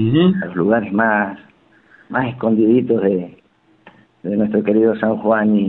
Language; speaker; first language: Spanish; native; Spanish